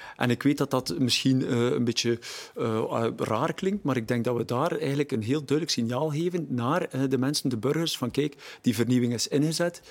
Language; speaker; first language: Dutch; native; Dutch